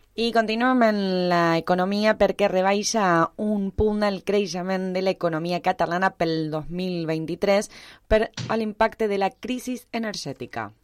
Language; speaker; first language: Catalan; early bilingual, heritage; Spanish